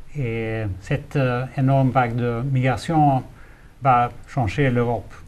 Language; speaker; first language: French; non-native, fluent; Swedish